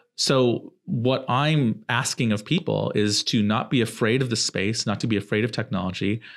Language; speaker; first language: English; native; English